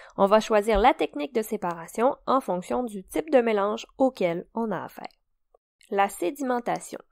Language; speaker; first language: French; native; French